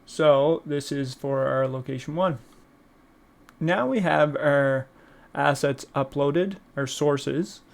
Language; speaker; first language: English; native; English